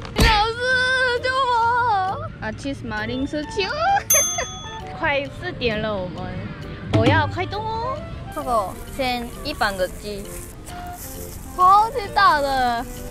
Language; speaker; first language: Chinese; non-native, fluent; Korean